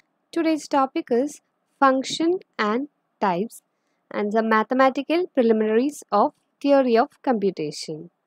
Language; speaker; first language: English; non-native, local second language; Malayalam